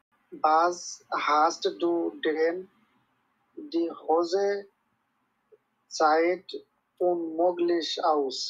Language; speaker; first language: German; non-native, learner; Bangla